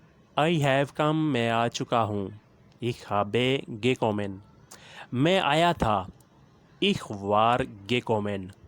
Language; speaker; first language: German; non-native, learner; Urdu